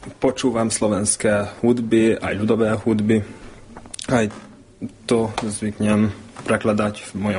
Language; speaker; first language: Slovak; non-native, learner; Hungarian